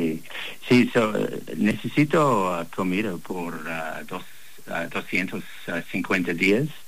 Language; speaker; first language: Spanish; non-native, learner; English